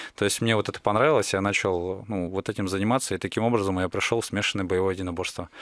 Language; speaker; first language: Russian; native; Russian